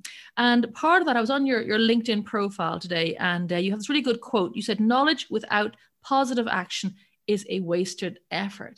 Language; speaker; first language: English; native; English